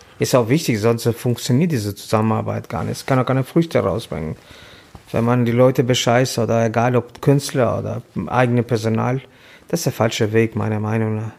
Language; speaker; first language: German; non-native, fluent; Albanian